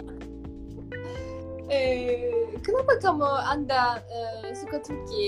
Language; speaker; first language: Indonesian; non-native, fluent; Turkish